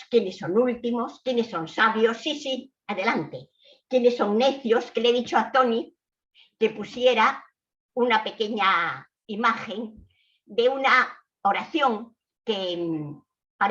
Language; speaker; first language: Spanish; native; Spanish